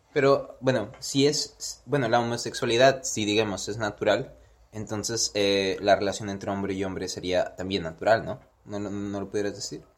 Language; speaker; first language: Spanish; native; Spanish